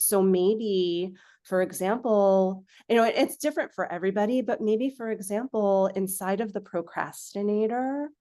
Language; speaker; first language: English; native; English